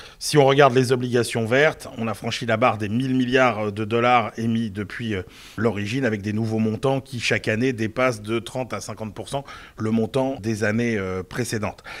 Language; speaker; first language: French; native; French